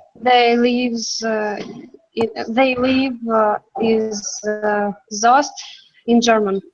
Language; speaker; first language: English; non-native, learner; Russian